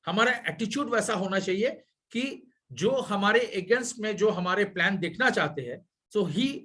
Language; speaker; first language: Hindi; non-native, local second language; Bangla